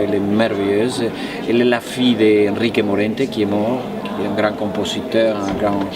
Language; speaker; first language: French; non-native, fluent; Spanish